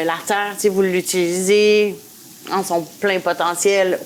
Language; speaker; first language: French; native; French